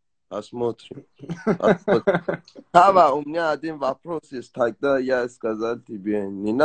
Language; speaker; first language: Russian; non-native, learner; Persian